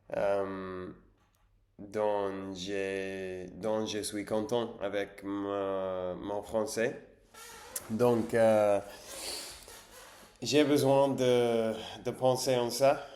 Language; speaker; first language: French; non-native, learner; English